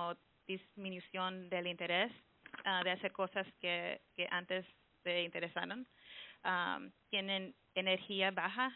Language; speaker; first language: Spanish; early bilingual, heritage; English